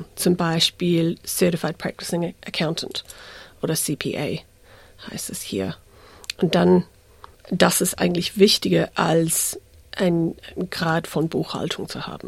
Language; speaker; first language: German; non-native, fluent; English